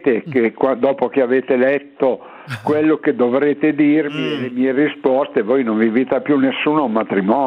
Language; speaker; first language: Italian; native; Italian